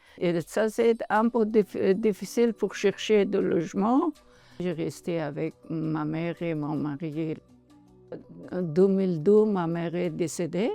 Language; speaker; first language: French; non-native, learner; Persian